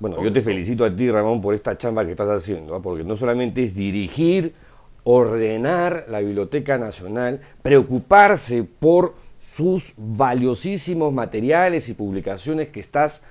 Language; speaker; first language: Spanish; native; Spanish